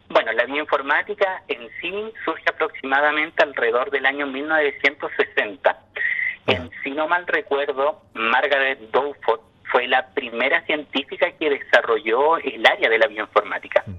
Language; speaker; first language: Spanish; native; Spanish